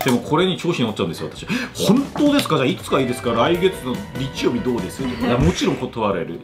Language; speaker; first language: Japanese; non-native, fluent; Korean